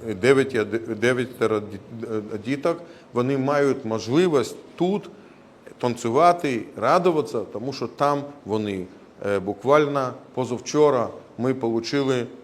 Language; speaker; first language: Ukrainian; non-native, local second language; Russian